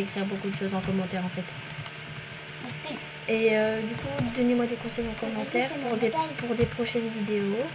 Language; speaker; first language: French; native; French